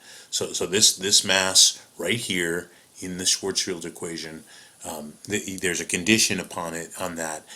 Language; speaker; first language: English; native; English